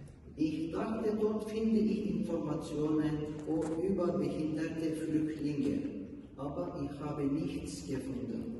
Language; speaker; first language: German; non-native, learner; Turkish